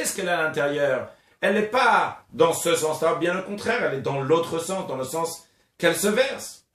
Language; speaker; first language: French; native; French